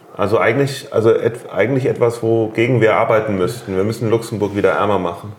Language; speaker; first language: German; native; German